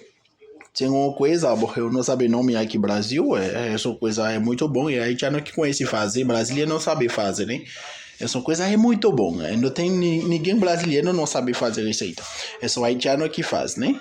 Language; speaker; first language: Portuguese; non-native, learner; Haitian Creole